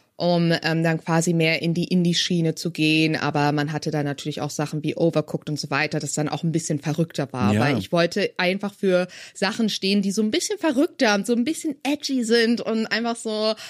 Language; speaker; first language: German; native; German